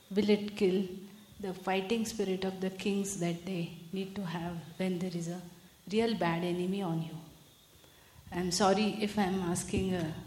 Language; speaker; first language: English; non-native, local second language; Marathi